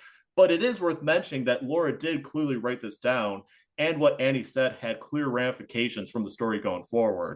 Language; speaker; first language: English; native; English